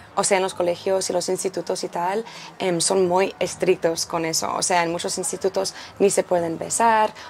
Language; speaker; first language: Spanish; non-native, fluent; English